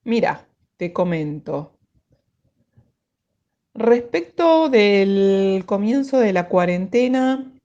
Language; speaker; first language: Spanish; native; Spanish